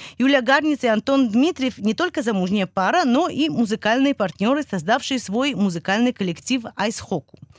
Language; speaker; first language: Russian; early bilingual, heritage; Russian